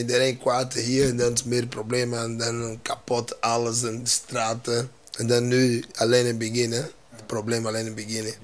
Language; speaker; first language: Dutch; non-native, learner; Portuguese